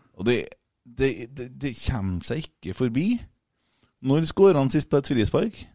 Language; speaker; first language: Norwegian; native; Norwegian